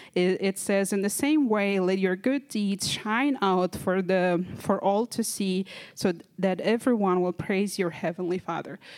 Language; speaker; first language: English; non-native, fluent; Kazakh